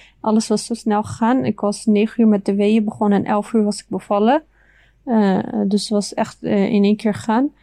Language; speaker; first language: Dutch; early bilingual, other home language; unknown